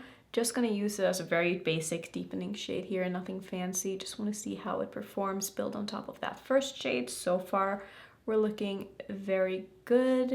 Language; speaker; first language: English; native; English